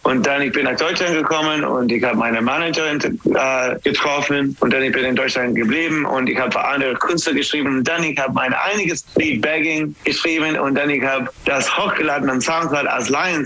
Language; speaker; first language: German; non-native, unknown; English